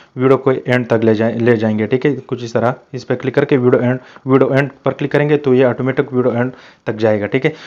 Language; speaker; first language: Urdu; non-native, local second language; Pashto